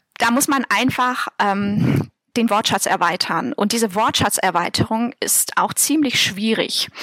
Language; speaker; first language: German; non-native, fluent; Russian